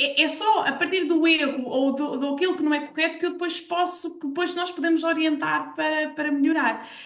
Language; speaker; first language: Portuguese; native; Portuguese